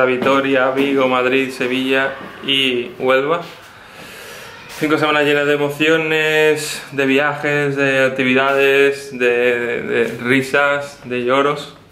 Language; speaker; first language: Spanish; native; Spanish